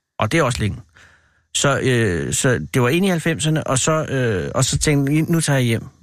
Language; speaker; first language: Danish; native; Danish